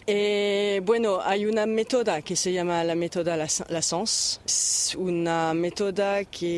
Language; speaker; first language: Spanish; non-native, fluent; French